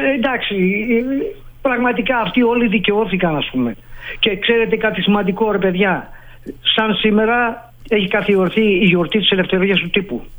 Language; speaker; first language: Greek; native; Greek